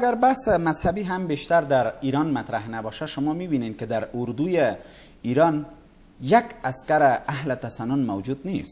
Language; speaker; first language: Persian; native; Persian